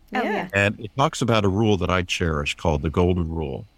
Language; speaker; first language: English; native; English